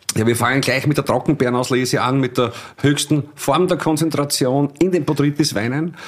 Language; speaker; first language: German; native; German